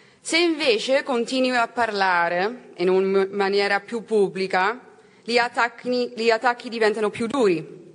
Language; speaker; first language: Italian; non-native, fluent; Dutch